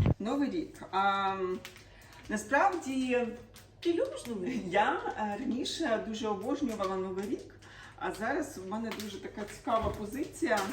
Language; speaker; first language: Ukrainian; non-native, local second language; Russian